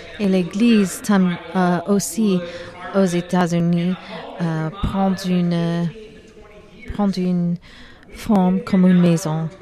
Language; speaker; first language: French; non-native, learner; English